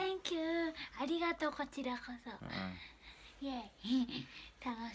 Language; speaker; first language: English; non-native, learner; Japanese